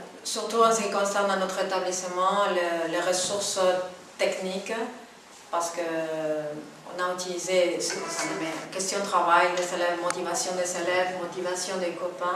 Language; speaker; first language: French; non-native, fluent; Spanish